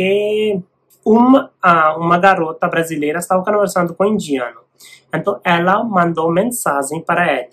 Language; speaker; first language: Portuguese; non-native, learner; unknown